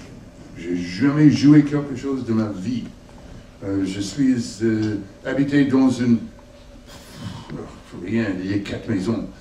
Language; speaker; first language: French; non-native, learner; English